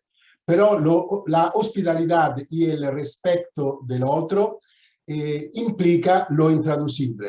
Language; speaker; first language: Spanish; non-native, fluent; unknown